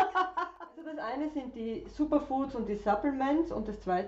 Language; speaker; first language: German; native; German